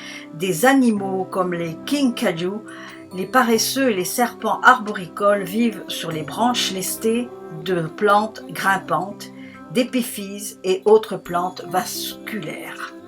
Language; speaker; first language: French; native; French